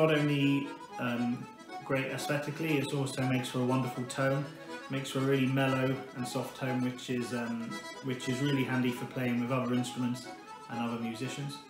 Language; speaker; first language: English; native; English